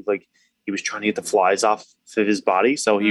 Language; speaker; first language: English; native; English